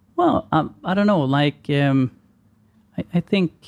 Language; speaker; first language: English; non-native, fluent; Swedish